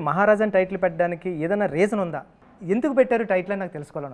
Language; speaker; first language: Telugu; native; Telugu